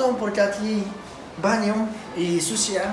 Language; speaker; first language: Spanish; non-native, learner; Japanese